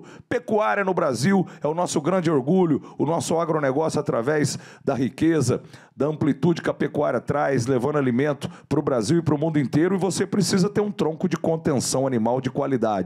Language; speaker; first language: Portuguese; native; Portuguese